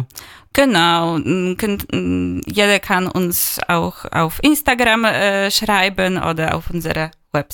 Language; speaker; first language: German; non-native, fluent; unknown